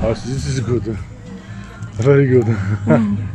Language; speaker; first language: English; non-native, learner; Polish